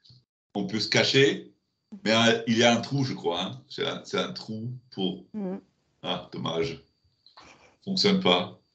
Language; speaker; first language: French; non-native, learner; German